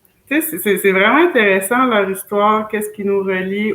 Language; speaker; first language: French; native; French